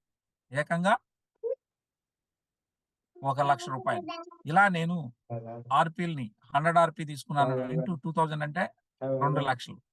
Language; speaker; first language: Telugu; native; Telugu